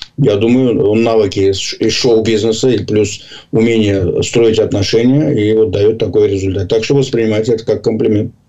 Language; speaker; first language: Russian; non-native, local second language; Azerbaijani